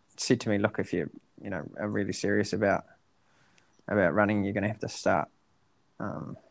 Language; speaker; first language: English; native; English